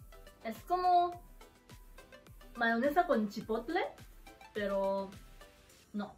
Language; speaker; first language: Spanish; non-native, learner; Japanese